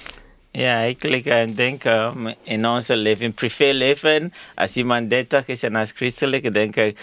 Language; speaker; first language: Dutch; non-native, learner; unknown